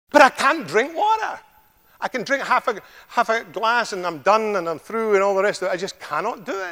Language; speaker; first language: English; native; English